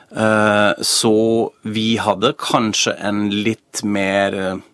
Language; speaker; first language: Norwegian; non-native, fluent; German